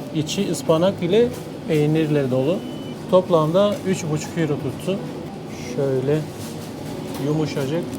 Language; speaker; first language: Turkish; native; Turkish